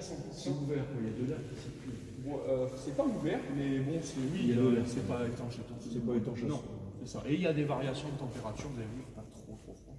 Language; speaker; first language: French; native; French